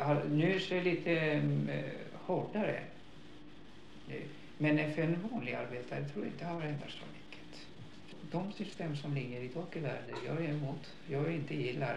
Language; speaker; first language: Swedish; non-native, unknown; Greek